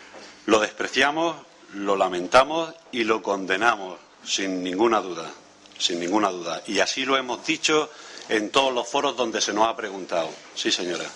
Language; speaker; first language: Spanish; native; Spanish